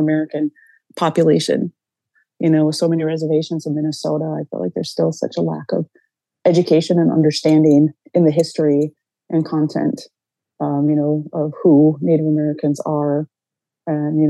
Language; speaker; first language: English; native; English